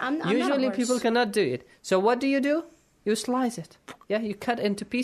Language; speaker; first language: English; non-native, fluent; Persian